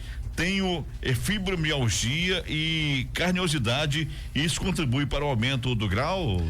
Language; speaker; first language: Portuguese; native; Portuguese